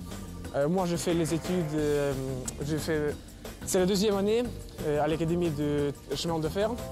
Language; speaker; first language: French; non-native, fluent; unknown